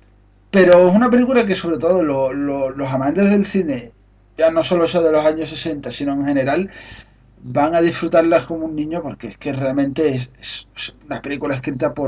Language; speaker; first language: Spanish; native; Spanish